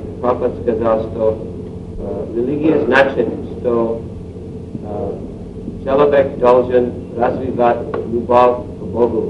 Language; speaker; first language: Russian; non-native, learner; English